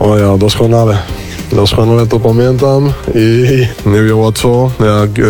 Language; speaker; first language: Polish; non-native, learner; Spanish